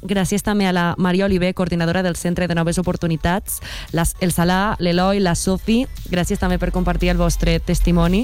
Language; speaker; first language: Catalan; native; Catalan